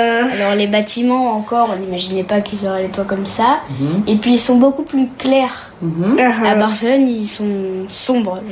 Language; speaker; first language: French; early bilingual, heritage; French